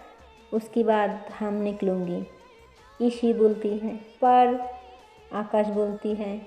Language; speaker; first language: Hindi; non-native, local second language; Bangla